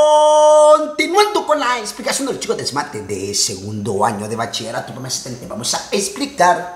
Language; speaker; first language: Spanish; native; Spanish